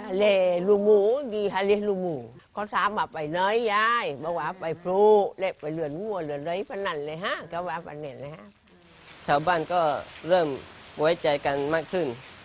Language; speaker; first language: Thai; non-native, local second language; Malay